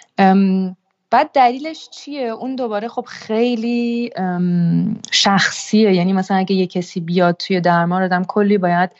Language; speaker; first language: Persian; early bilingual, heritage; Persian